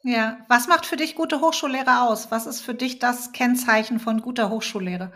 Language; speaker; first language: German; native; German